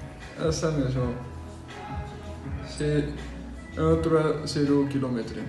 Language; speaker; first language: French; non-native, local second language; Dutch